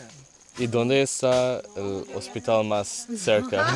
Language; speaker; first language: Spanish; non-native, learner; English